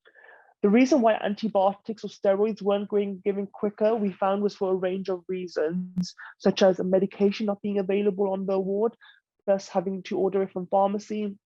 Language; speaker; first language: English; native; English